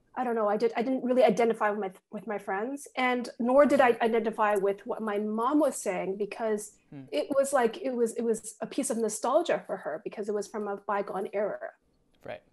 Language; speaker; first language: English; native; English